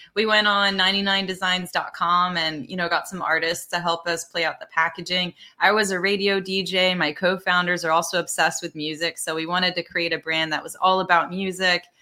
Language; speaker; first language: English; early bilingual, other home language; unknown